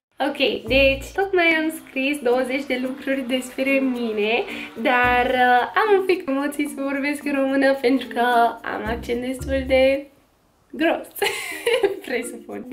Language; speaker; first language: Romanian; non-native, fluent; English